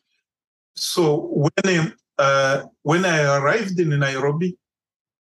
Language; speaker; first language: English; non-native, local second language; Kinyarwanda